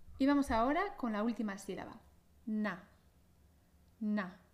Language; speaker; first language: Spanish; native; Spanish